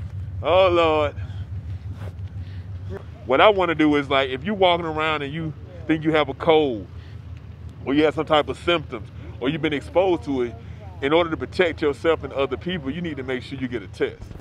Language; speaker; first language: English; native; English